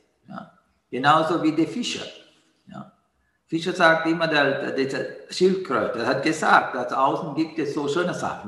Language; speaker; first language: German; non-native, fluent; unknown